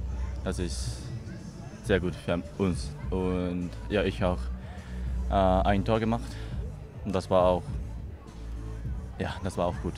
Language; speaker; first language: German; non-native, learner; Japanese